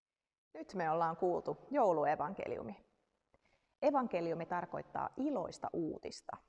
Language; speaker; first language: Finnish; native; Finnish